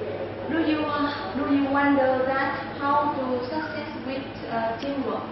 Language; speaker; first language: English; non-native, learner; Vietnamese